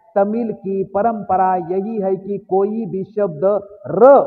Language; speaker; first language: Hindi; non-native, local second language; Marathi